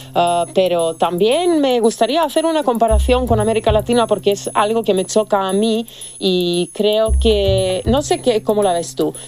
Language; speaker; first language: Spanish; non-native, fluent; Serbian